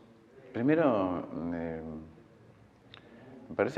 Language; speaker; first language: Spanish; native; Spanish